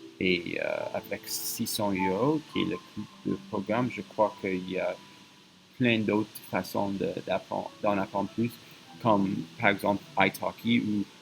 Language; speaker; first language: French; non-native, fluent; English